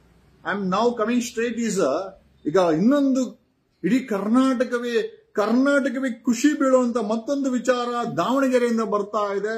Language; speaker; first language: Kannada; native; Kannada